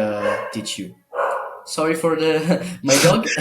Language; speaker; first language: English; non-native, learner; Italian